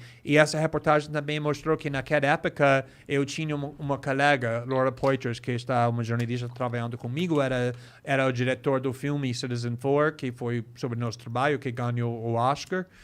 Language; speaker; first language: Portuguese; non-native, fluent; English